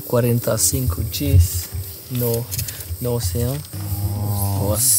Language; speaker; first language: Portuguese; non-native, learner; French